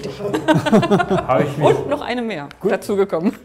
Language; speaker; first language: German; native; German